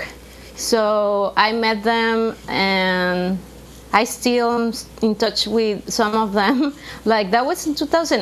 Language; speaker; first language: English; non-native, fluent; Spanish